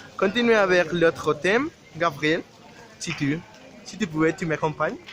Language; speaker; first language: French; non-native, learner; Spanish